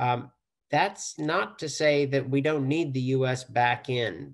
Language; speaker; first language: English; native; English